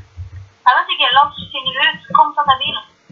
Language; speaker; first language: Norwegian; native; Norwegian